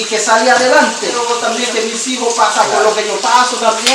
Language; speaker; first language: Spanish; non-native, learner; Haitian Creole